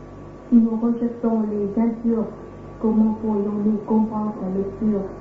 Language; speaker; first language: French; non-native, fluent; Vietnamese